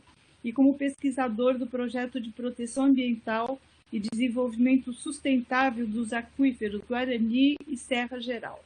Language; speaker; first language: Portuguese; native; Portuguese